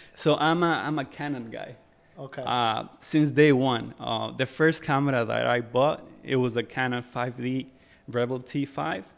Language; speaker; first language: English; early bilingual, other home language; Spanish